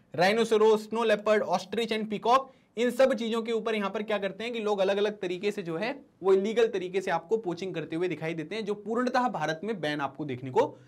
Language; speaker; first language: Hindi; native; Hindi